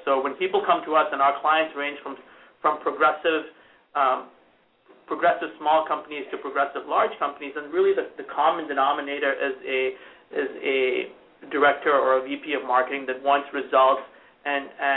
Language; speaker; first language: English; non-native, local second language; Hindi